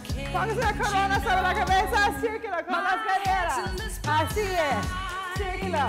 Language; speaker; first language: Spanish; non-native, learner; English